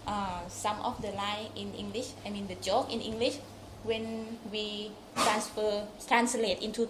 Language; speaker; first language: English; non-native, local second language; Thai